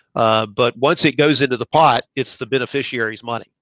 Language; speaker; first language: English; native; English